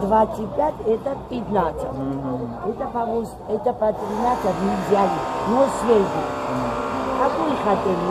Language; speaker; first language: Russian; non-native, learner; Georgian